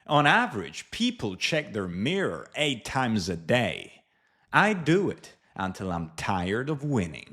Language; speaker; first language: English; non-native, fluent; Polish